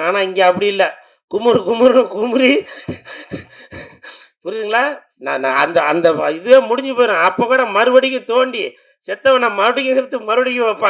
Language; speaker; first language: Tamil; native; Tamil